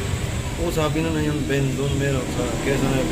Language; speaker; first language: Filipino; non-native, learner; Punjabi